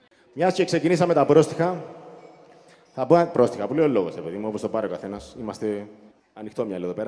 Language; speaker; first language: Greek; native; Greek